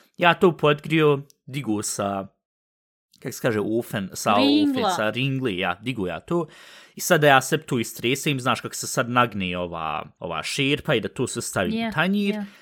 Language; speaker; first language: Bosnian; native; Bosnian